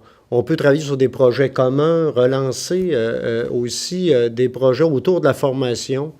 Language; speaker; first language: French; native; French